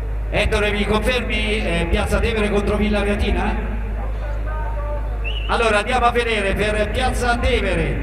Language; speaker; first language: Italian; native; Italian